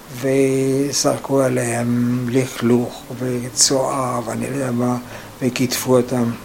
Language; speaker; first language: Hebrew; non-native, fluent; German